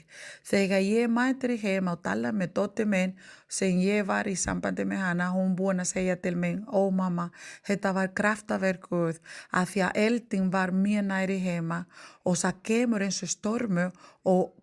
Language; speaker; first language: Icelandic; non-native, learner; Spanish